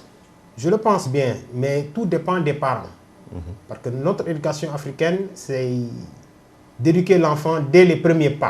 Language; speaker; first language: French; non-native, local second language; Wolof